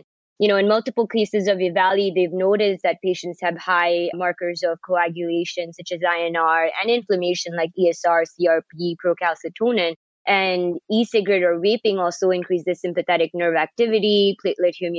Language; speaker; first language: English; non-native, local second language; Urdu